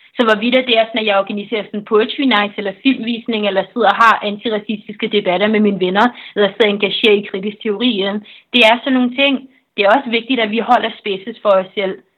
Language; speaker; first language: Danish; early bilingual, other home language; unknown